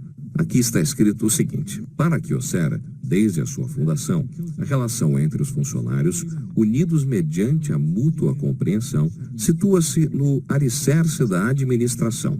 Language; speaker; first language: Portuguese; native; Portuguese